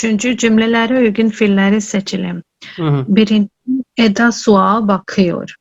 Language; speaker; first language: Turkish; non-native, learner; Urdu